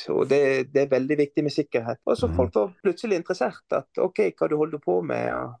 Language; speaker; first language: Norwegian; non-native, fluent; Arabic